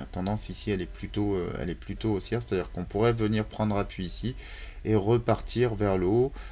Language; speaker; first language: French; native; French